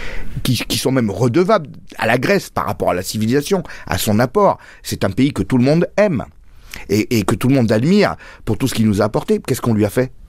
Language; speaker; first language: French; native; French